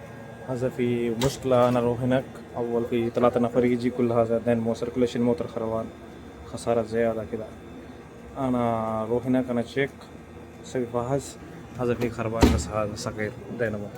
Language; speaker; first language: Arabic; non-native, learner; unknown